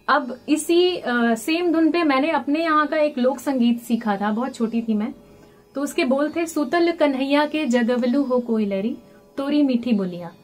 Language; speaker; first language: Hindi; native; Hindi